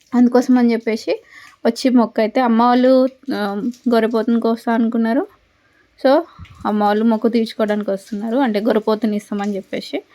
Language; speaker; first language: Telugu; non-native, local second language; Lambadi